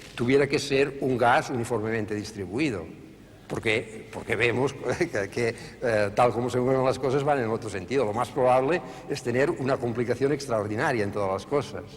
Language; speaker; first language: Spanish; non-native, local second language; Catalan